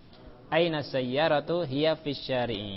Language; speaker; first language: Arabic; non-native, fluent; Indonesian